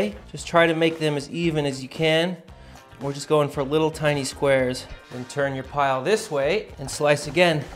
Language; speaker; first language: English; native; English